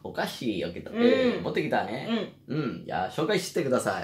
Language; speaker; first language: Japanese; non-native, learner; Spanish